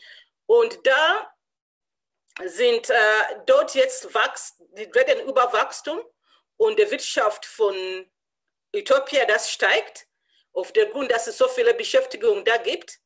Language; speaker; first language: German; non-native, learner; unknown